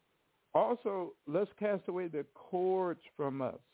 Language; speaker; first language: English; native; English